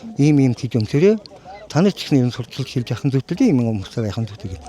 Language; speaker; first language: Mongolian; non-native, local second language; Kazakh